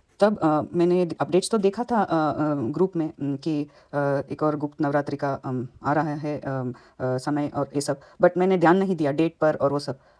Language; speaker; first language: Hindi; non-native, local second language; Tamil